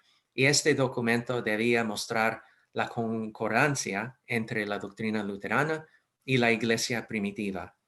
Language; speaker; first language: Spanish; non-native, fluent; English